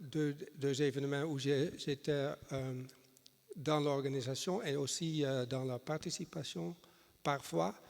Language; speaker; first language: French; non-native, fluent; Dutch